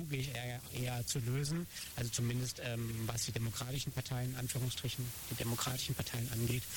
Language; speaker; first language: German; native; German